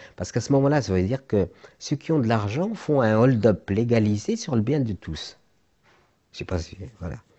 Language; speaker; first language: French; non-native, local second language; Arabic